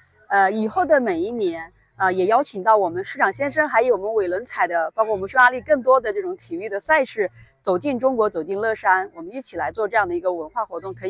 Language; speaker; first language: Chinese; native; Chinese